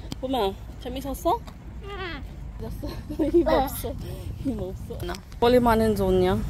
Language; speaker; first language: Korean; non-native, fluent; Filipino